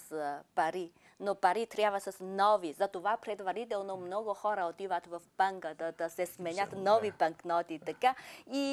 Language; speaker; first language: Bulgarian; non-native, fluent; Chinese